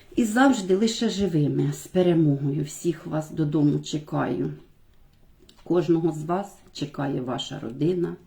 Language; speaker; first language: Ukrainian; native; Ukrainian